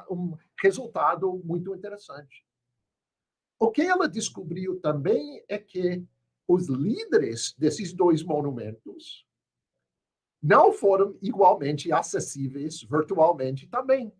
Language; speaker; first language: Portuguese; non-native, fluent; English